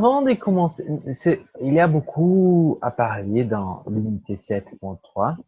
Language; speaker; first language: French; non-native, fluent; Portuguese